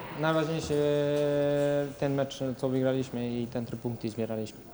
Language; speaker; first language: Polish; non-native, learner; Serbian